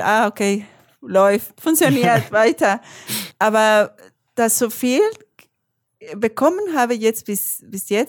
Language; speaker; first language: German; non-native, learner; Spanish